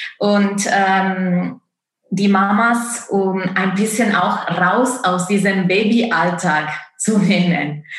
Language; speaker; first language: German; non-native, fluent; Italian